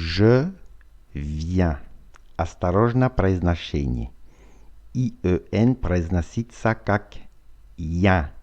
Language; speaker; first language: Russian; non-native, fluent; French